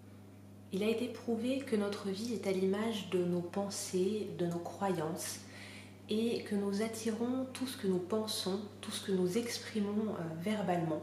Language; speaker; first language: French; native; French